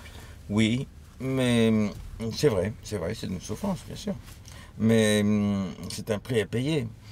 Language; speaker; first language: French; early bilingual, other home language; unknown